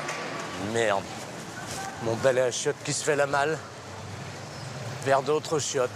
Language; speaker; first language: French; native; French